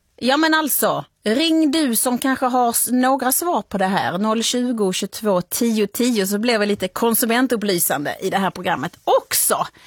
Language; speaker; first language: Swedish; native; Swedish